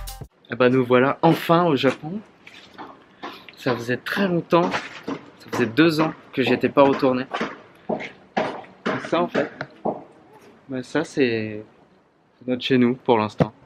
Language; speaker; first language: French; native; French